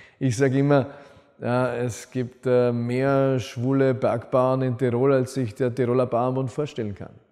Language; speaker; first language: German; native; German